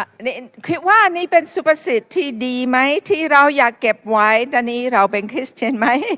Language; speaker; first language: Thai; non-native, fluent; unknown